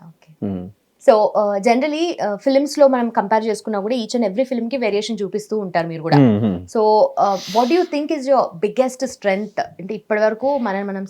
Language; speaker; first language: Telugu; native; Telugu